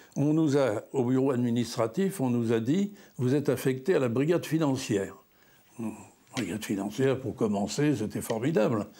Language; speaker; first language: French; native; French